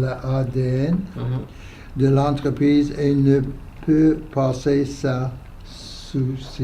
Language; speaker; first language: French; non-native, fluent; English